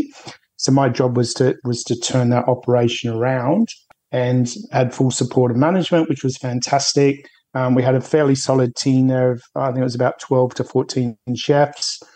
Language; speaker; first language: English; native; English